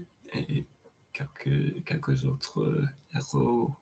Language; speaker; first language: French; non-native, learner; English